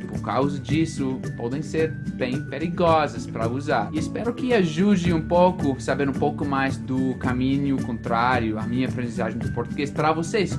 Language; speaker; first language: Portuguese; non-native, fluent; English